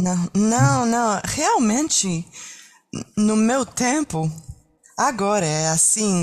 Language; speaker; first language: Portuguese; non-native, learner; French